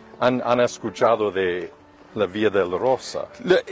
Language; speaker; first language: Spanish; non-native, fluent; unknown